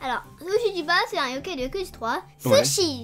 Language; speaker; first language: French; non-native, learner; Japanese